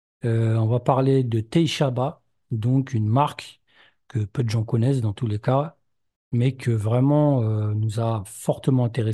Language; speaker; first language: French; native; French